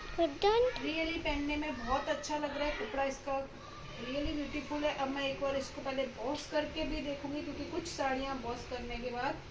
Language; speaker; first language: Hindi; non-native, local second language; Gujarati